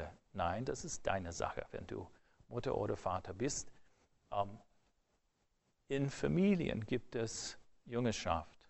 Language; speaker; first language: German; non-native, fluent; English